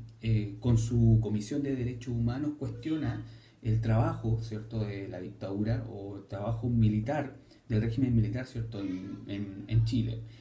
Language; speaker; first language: Spanish; native; Spanish